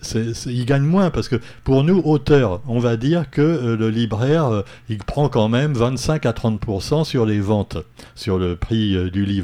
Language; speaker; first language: French; native; French